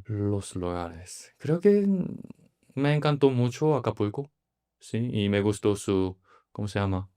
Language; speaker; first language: Spanish; non-native, learner; Korean